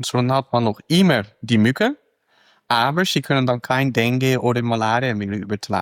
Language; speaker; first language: German; non-native, fluent; Dutch